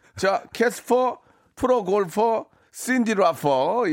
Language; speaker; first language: Korean; native; Korean